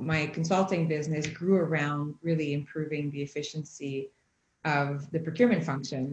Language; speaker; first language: English; native; English